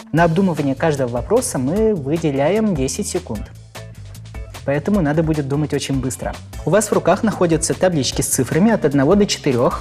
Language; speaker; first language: Russian; non-native, local second language; Chuvash